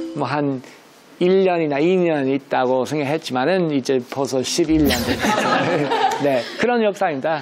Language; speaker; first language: Korean; non-native, fluent; English